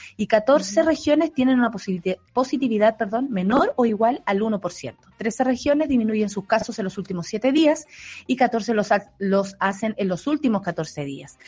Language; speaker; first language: Spanish; native; Spanish